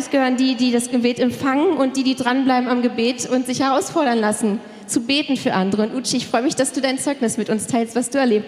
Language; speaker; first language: German; native; German